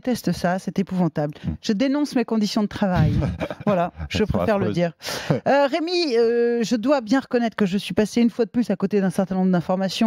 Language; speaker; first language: French; native; French